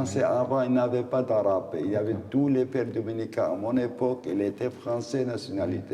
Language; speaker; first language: French; non-native, fluent; Arabic